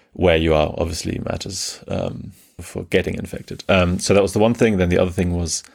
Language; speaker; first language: English; early bilingual, other home language; German